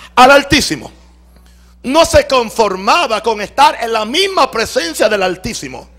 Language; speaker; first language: Spanish; native; Spanish